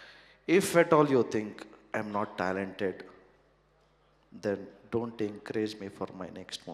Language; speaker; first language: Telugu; non-native, learner; Kannada